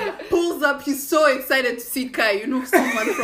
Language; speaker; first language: English; non-native, local second language; Kinyarwanda